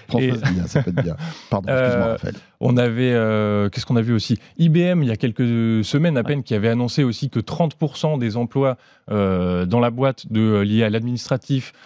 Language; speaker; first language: French; native; French